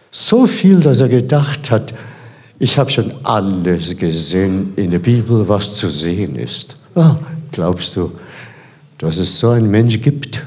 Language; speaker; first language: German; non-native, fluent; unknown